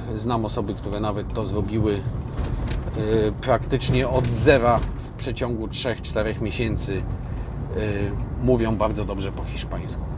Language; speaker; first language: Polish; native; Polish